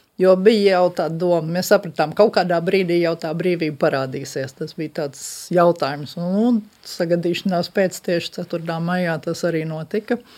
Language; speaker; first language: Latvian; early bilingual, heritage; Latvian